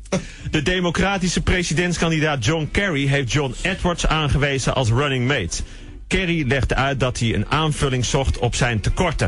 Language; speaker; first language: Dutch; native; Dutch